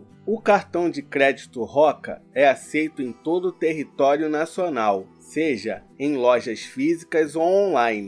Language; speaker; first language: Portuguese; native; Portuguese